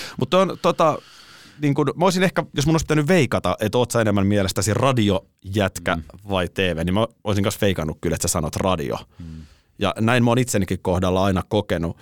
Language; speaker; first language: Finnish; native; Finnish